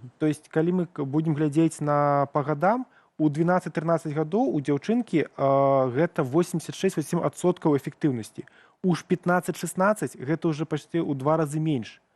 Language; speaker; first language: Belarusian; non-native, local second language; Russian